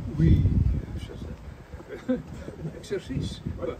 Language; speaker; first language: French; non-native, fluent; Dutch